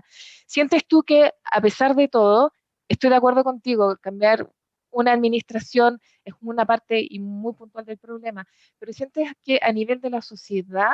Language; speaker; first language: Spanish; native; Spanish